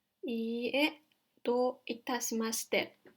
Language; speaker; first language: Japanese; non-native, fluent; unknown